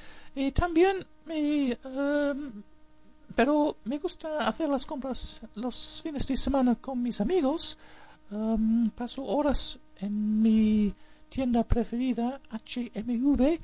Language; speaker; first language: Spanish; non-native, learner; English